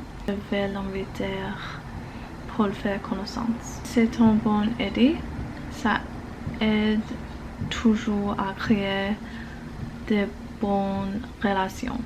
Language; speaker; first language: French; non-native, learner; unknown